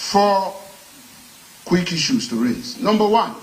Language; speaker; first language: English; non-native, local second language; Yoruba